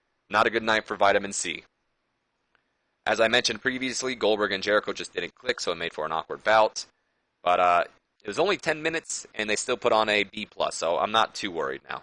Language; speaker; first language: English; native; English